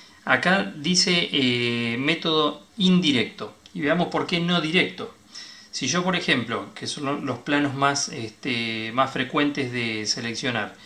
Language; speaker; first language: Spanish; native; Spanish